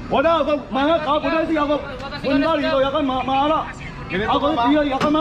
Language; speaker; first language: Filipino; non-native, learner; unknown